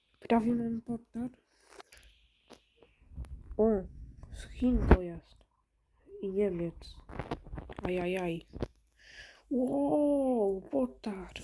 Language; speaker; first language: Polish; early bilingual, other home language; Ukrainian